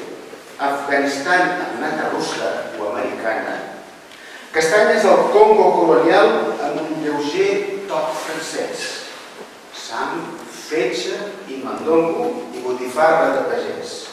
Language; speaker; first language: Catalan; native; Catalan